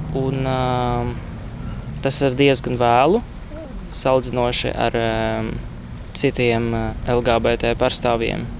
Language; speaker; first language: Latvian; non-native, learner; Russian